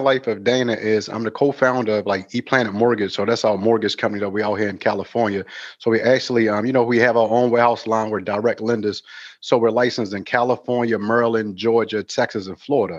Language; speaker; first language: English; native; English